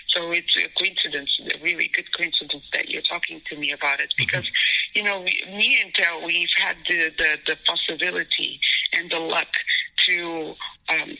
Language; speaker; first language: English; non-native, fluent; Portuguese